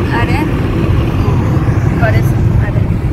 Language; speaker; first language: Spanish; non-native, fluent; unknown